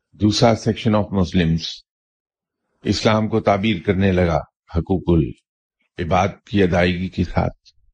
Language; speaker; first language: Urdu; non-native, local second language; Punjabi